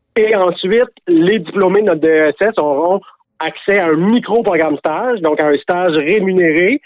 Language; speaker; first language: French; native; French